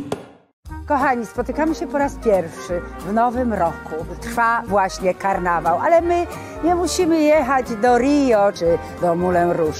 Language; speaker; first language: Polish; native; Polish